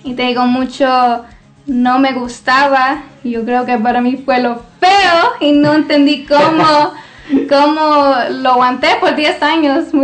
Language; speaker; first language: Spanish; early bilingual, heritage; Spanish